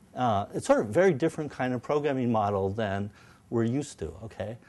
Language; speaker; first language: English; native; English